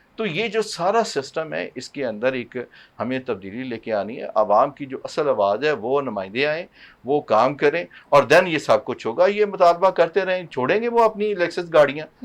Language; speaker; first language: Urdu; non-native, local second language; Punjabi